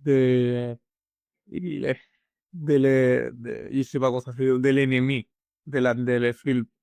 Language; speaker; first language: French; non-native, learner; Spanish